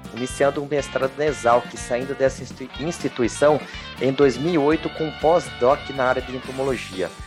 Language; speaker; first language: Portuguese; native; Portuguese